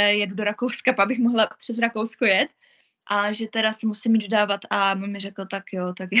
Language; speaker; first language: Czech; native; Czech